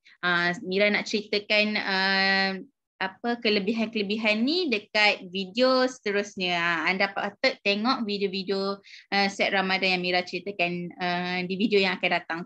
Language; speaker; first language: Malay; native; Malay